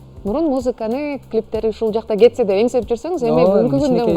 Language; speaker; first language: Kyrgyz; native; Kyrgyz